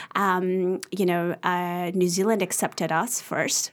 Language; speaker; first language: English; early bilingual, other home language; Arabic